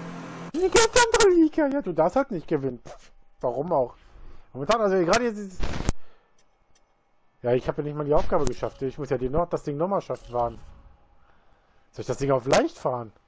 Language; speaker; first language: German; native; German